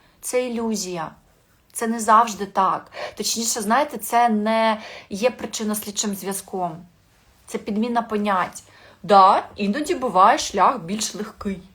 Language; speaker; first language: Ukrainian; non-native, local second language; Russian